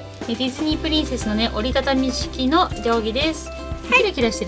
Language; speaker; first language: Japanese; native; Japanese